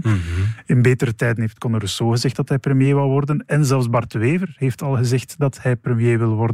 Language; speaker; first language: Dutch; native; Dutch